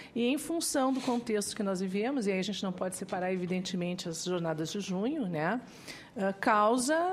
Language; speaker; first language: Portuguese; native; Portuguese